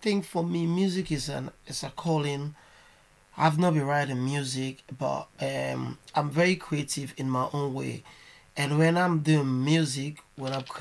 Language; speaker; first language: English; non-native, local second language; Krio